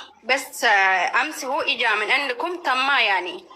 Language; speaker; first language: Arabic; non-native, learner; Oromo